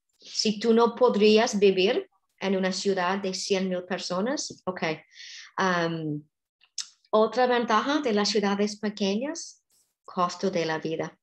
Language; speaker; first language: Spanish; non-native, fluent; English